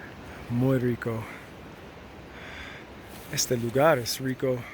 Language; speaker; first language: Spanish; non-native, learner; English